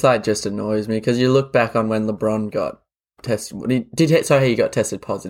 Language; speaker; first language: English; native; English